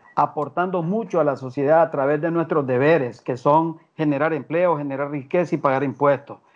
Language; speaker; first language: Spanish; native; Spanish